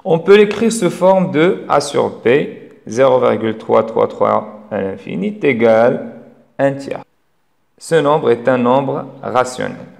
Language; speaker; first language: French; non-native, local second language; Arabic